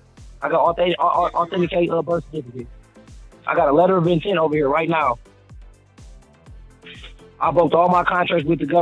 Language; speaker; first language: English; native; English